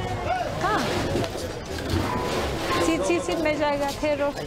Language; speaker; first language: Hindi; non-native, local second language; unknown